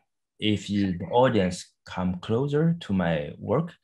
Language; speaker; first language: English; non-native, fluent; Chinese